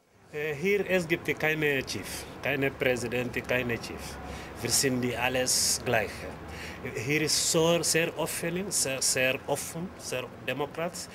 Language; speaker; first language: German; non-native, learner; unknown